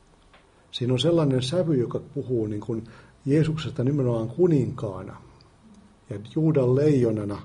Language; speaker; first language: Finnish; native; Finnish